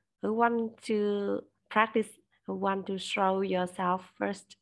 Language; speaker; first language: English; non-native, learner; Vietnamese